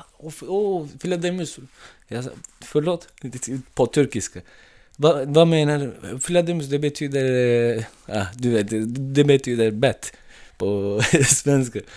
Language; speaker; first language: Swedish; non-native, fluent; Turkish